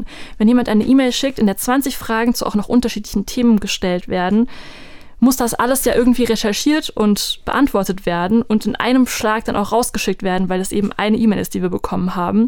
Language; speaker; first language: German; native; German